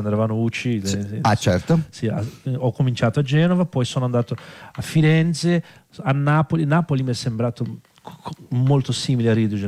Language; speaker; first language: Italian; non-native, fluent; Portuguese